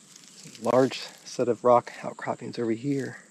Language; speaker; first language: English; native; English